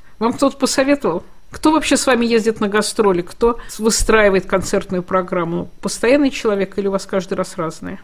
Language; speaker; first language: Russian; native; Russian